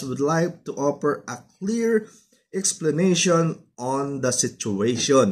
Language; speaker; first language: English; non-native, local second language; Filipino